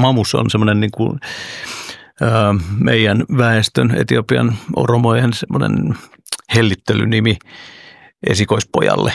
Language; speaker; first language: Finnish; early bilingual, other home language; Oromo